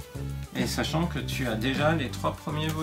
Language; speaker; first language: French; native; French